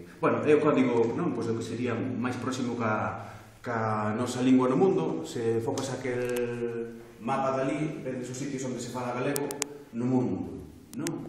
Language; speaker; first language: Galician; non-native, local second language; Spanish